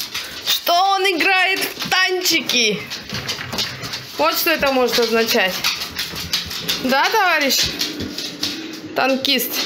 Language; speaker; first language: Russian; native; Russian